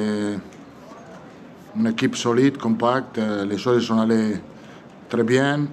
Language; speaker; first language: French; non-native, fluent; Italian